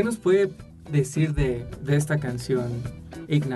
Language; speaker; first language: Spanish; native; Spanish